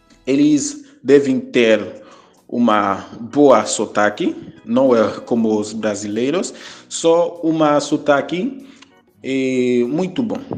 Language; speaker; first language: Portuguese; non-native, fluent; Haitian Creole